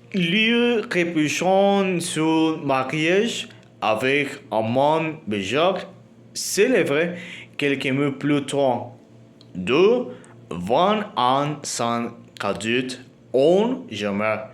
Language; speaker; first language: French; non-native, learner; Spanish